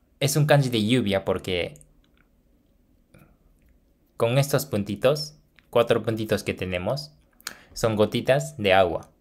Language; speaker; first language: Spanish; non-native, fluent; Japanese